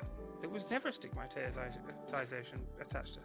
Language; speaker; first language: English; native; English